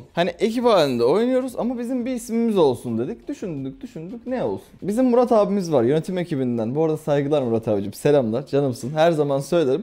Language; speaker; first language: Turkish; native; Turkish